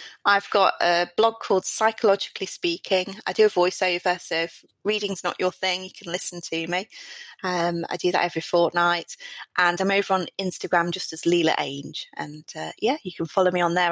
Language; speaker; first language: English; native; English